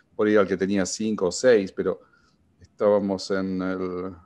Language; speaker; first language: Spanish; native; Spanish